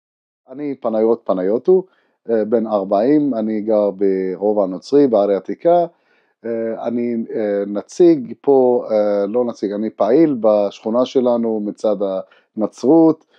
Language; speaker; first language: Hebrew; non-native, local second language; Arabic